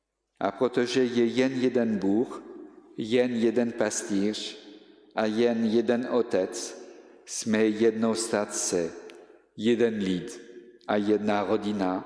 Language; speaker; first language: Czech; non-native, fluent; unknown